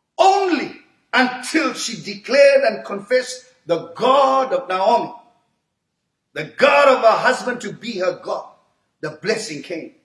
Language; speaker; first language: English; native; English